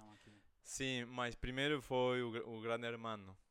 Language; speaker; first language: Portuguese; non-native, fluent; Spanish